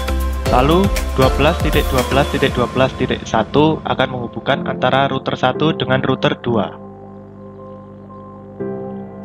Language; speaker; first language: Indonesian; native; Indonesian